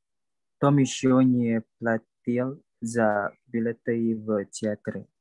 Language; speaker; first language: Russian; non-native, learner; Indonesian